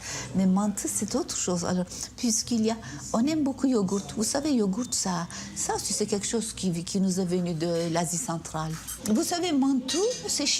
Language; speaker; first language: French; non-native, fluent; Turkish